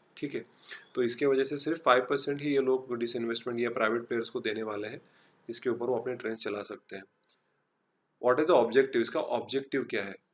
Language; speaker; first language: Hindi; non-native, local second language; Marathi